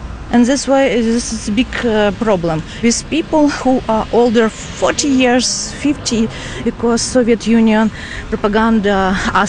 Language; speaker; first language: English; non-native, learner; Russian